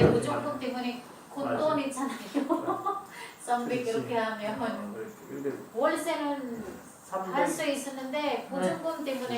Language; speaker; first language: Korean; non-native, learner; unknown